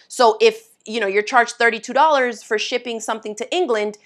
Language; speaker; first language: English; native; English